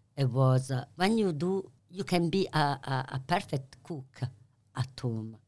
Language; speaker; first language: English; non-native, learner; Italian